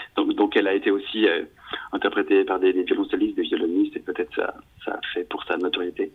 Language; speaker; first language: French; native; French